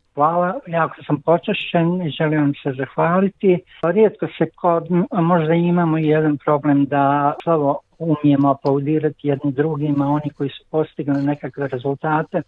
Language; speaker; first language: Croatian; native; Croatian